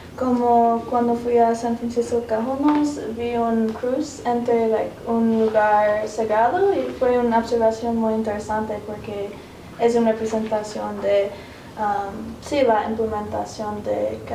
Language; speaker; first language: Spanish; non-native, learner; English